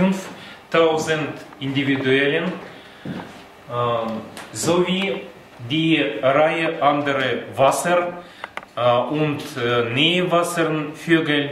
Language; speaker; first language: German; non-native, learner; Russian